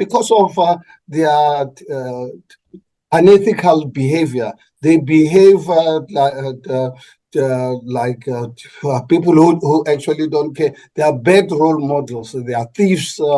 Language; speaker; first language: English; non-native, local second language; Northern Sotho